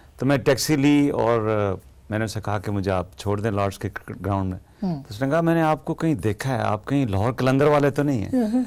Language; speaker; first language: Urdu; non-native, local second language; Punjabi